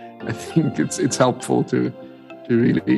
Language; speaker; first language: English; non-native, fluent; German